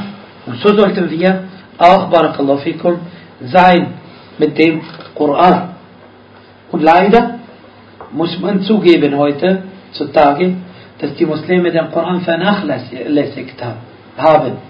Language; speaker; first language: German; non-native, fluent; Arabic